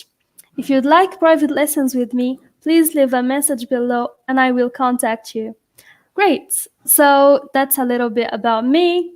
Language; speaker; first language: English; non-native, fluent; Arabic